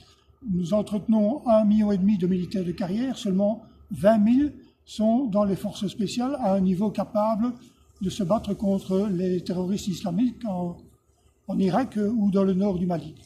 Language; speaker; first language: French; native; French